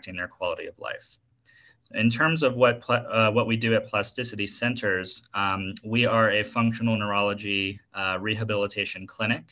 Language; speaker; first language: English; native; English